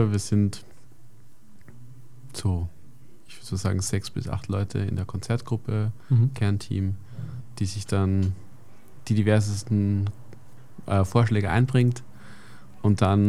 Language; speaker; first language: German; native; German